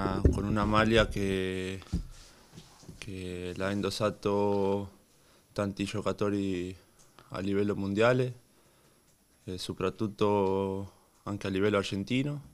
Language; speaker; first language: Italian; non-native, learner; Spanish